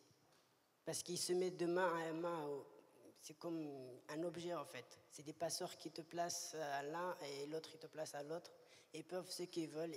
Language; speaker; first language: French; early bilingual, other home language; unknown